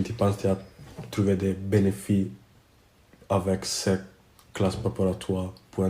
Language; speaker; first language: French; non-native, learner; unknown